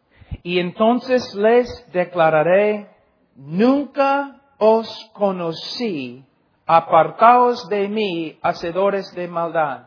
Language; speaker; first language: Spanish; non-native, fluent; English